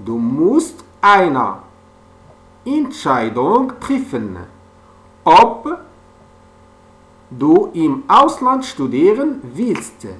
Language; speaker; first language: German; non-native, fluent; French